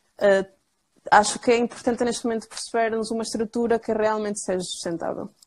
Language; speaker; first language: Portuguese; non-native, fluent; Spanish